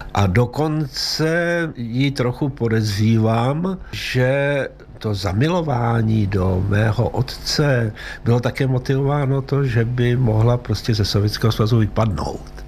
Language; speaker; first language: Czech; early bilingual, other home language; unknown